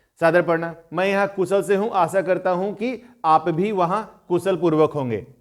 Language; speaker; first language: Hindi; native; Hindi